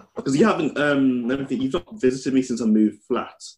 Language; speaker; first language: English; native; English